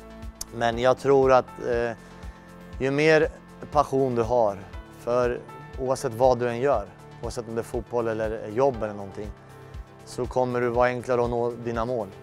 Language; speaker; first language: Swedish; early bilingual, other home language; Turoyo